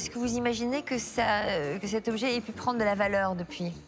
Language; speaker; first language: French; native; French